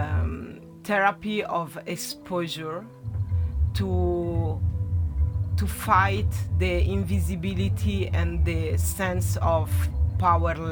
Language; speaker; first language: English; non-native, learner; Italian